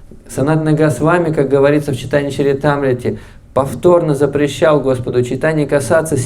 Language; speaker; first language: Russian; native; Russian